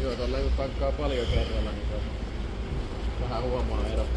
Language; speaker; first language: Finnish; native; Finnish